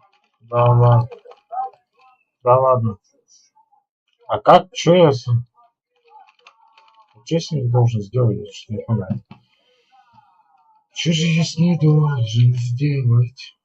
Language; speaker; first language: Russian; native; Russian